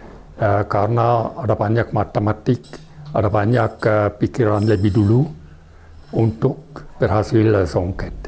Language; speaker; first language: Indonesian; non-native, learner; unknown